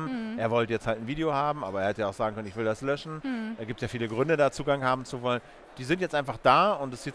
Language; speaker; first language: German; native; German